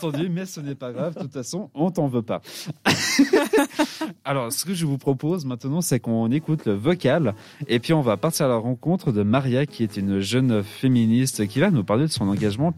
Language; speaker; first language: French; native; French